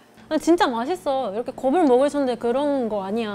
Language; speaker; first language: Korean; non-native, fluent; Japanese